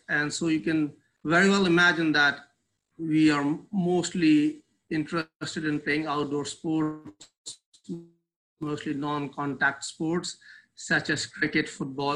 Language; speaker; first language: English; non-native, local second language; Urdu